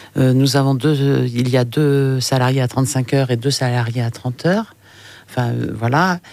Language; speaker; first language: French; native; French